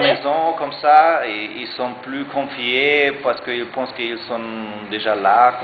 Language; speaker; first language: French; non-native, learner; German